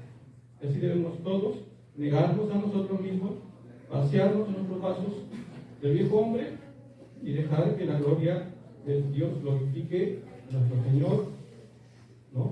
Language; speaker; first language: Spanish; native; Spanish